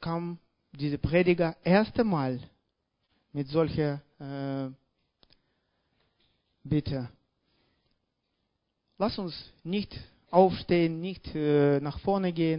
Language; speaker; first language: German; non-native, learner; Russian